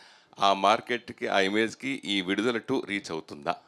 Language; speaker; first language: Telugu; native; Telugu